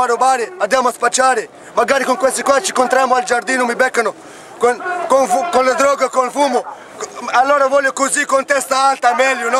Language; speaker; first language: Italian; non-native, fluent; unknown